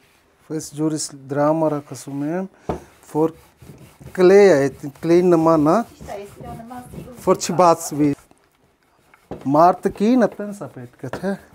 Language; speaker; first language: Armenian; non-native, learner; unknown